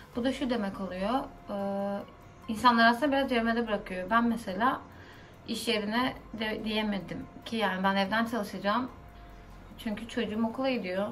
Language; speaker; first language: Turkish; native; Turkish